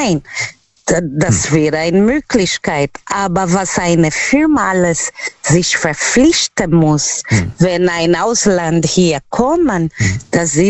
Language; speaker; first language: German; non-native, learner; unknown